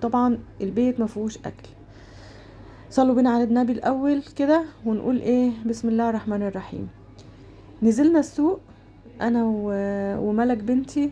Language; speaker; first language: Arabic; native; Arabic